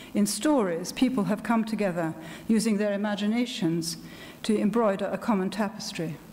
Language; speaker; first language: English; early bilingual, other home language; Italian